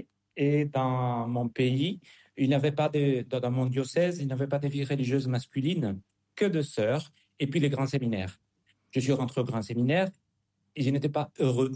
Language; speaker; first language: French; non-native, fluent; Spanish